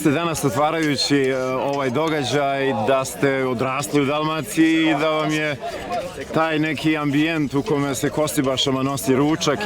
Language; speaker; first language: Bosnian; native; Bosnian